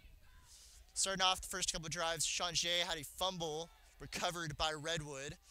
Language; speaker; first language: English; native; English